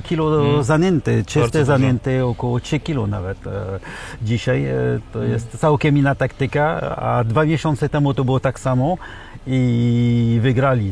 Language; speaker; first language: Polish; early bilingual, heritage; French